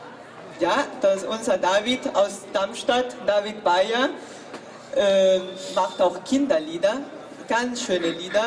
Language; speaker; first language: German; non-native, fluent; Spanish